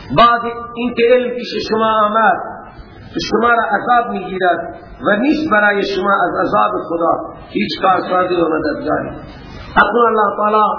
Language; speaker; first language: Persian; native; Persian